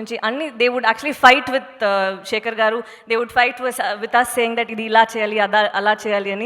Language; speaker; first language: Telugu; non-native, local second language; Tamil